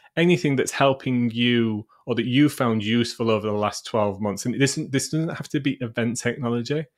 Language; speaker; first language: English; native; English